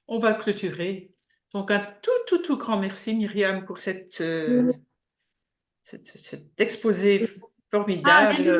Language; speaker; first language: French; native; French